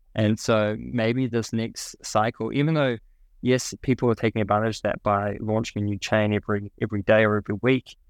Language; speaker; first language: English; native; English